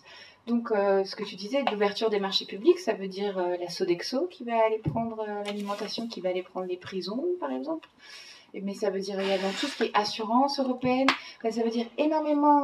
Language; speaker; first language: French; native; French